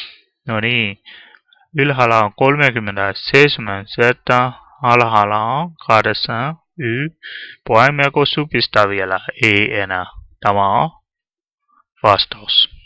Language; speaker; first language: Finnish; non-native, learner; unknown